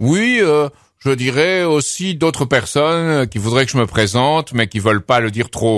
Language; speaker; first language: French; native; French